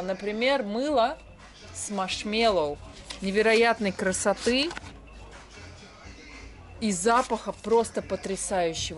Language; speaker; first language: Russian; native; Russian